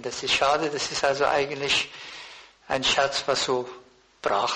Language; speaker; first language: German; non-native, fluent; Persian